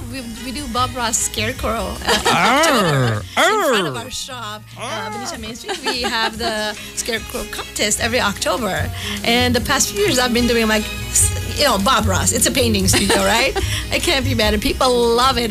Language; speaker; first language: English; non-native, fluent; Armenian